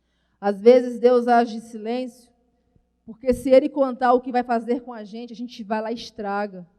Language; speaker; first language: Portuguese; native; Portuguese